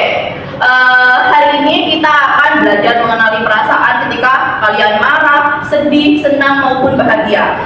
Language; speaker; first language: Indonesian; native; Indonesian